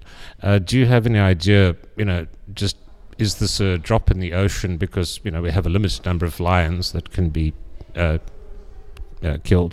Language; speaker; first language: English; native; English